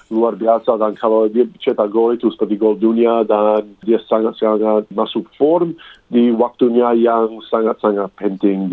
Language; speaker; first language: Indonesian; non-native, fluent; English